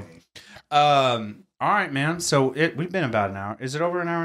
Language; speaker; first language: English; native; English